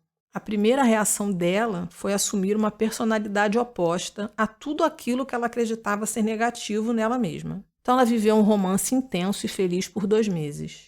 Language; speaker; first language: Portuguese; native; Portuguese